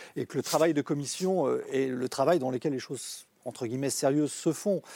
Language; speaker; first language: French; native; French